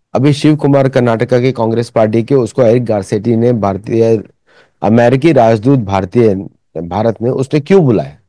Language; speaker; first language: Hindi; native; Hindi